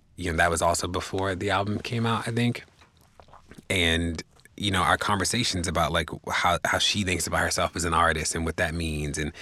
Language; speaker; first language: English; native; English